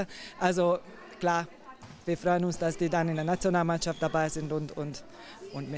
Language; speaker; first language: German; non-native, fluent; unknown